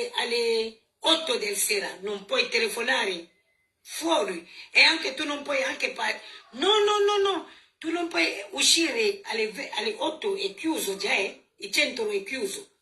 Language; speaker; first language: Italian; non-native, learner; French